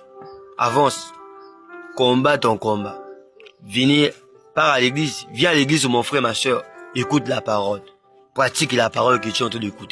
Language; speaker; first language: French; non-native, local second language; Lingala